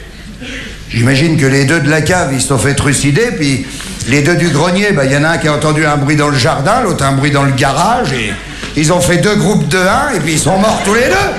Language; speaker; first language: French; native; French